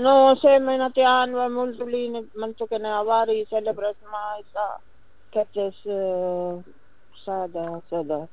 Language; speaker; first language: Estonian; non-native, learner; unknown